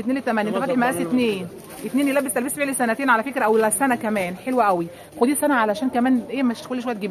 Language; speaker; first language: Arabic; native; Arabic